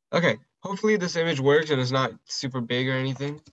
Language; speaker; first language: English; early bilingual, other home language; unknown